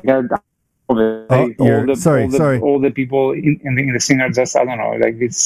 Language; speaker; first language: English; non-native, fluent; Greek